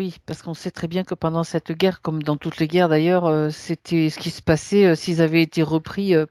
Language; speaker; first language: French; native; French